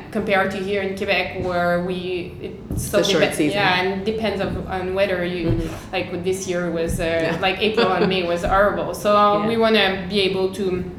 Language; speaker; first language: English; native; English